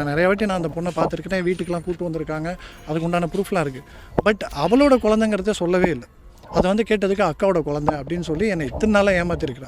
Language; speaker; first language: Tamil; native; Tamil